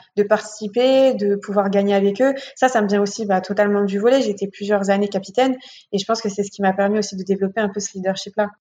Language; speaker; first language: French; native; French